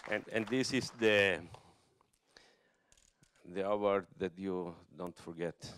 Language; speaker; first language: English; non-native, learner; German